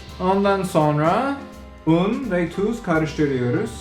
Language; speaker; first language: Turkish; non-native, learner; English